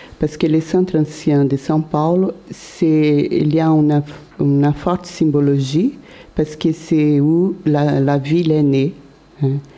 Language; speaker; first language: French; non-native, learner; Portuguese